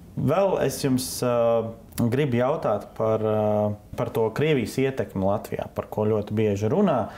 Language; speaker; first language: Latvian; native; Latvian